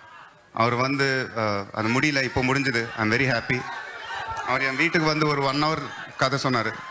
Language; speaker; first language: Tamil; non-native, local second language; Telugu